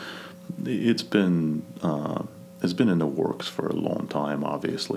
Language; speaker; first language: English; non-native, fluent; Kazakh